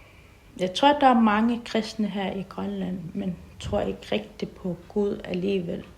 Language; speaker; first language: Danish; non-native, local second language; Kalaallisut